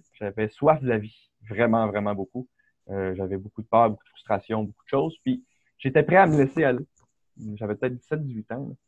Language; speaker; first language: French; native; French